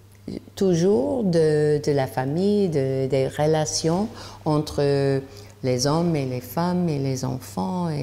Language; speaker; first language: French; non-native, learner; English